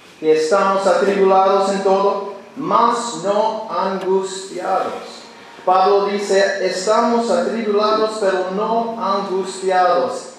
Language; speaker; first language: Spanish; non-native, learner; English